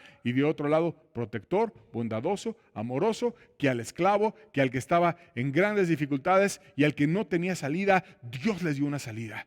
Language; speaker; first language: Spanish; native; Spanish